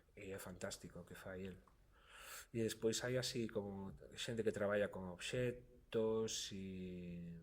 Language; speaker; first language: Galician; native; Galician